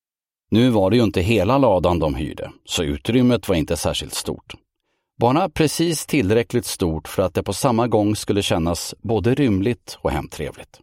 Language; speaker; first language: Swedish; native; Swedish